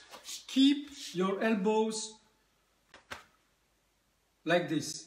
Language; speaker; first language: English; non-native, learner; French